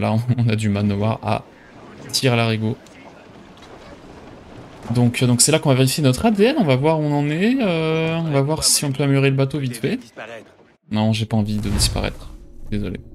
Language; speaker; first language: French; native; French